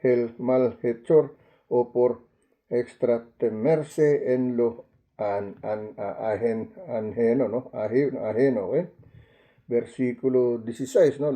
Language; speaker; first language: Spanish; non-native, learner; Filipino